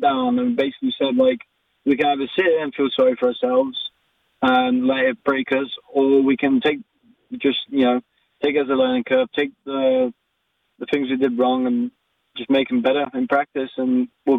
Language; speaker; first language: English; native; English